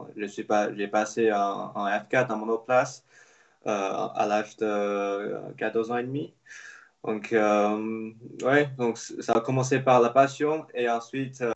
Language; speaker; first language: French; non-native, fluent; Chinese